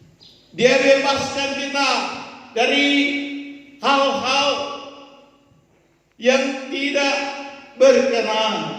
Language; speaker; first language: Indonesian; native; Indonesian